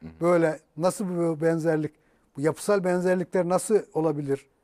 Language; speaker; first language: Turkish; native; Turkish